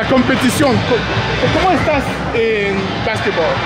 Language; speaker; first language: Spanish; non-native, learner; English